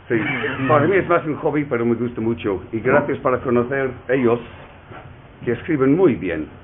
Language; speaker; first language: Spanish; non-native, learner; English